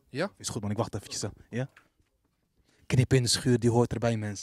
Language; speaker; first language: Dutch; early bilingual, other home language; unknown